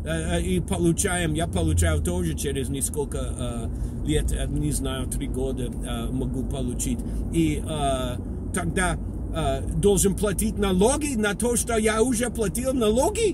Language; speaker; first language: Russian; non-native, fluent; English